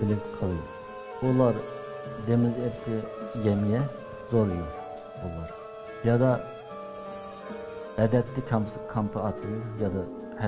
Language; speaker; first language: Turkish; non-native, learner; Uyghur